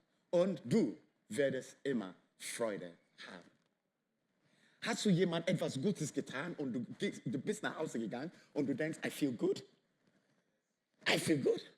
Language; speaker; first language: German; non-native, fluent; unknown